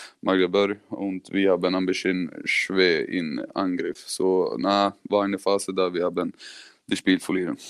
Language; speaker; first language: German; non-native, learner; Swedish